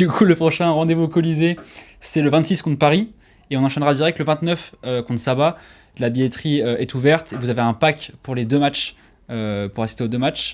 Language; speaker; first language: French; native; French